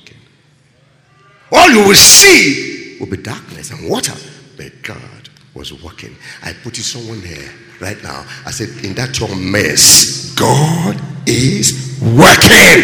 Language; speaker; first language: English; non-native, local second language; Yoruba